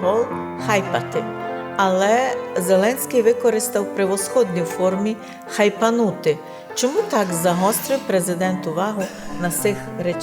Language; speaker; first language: Ukrainian; non-native, local second language; Rusyn